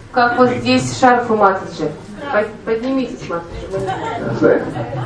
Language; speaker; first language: Russian; native; Russian